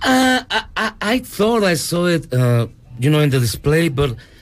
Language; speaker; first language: English; non-native, learner; Spanish